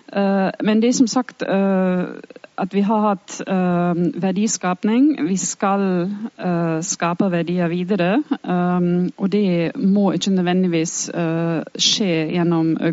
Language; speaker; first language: Norwegian; non-native, fluent; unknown